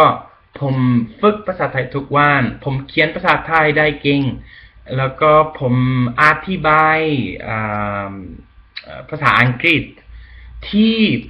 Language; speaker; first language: Thai; non-native, learner; Spanish